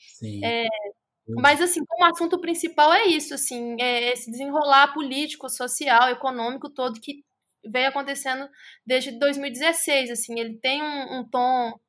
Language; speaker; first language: Portuguese; native; Portuguese